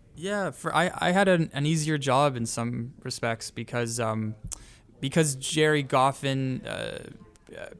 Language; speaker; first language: English; native; English